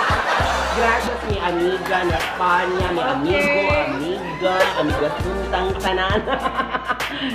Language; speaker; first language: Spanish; non-native, learner; Filipino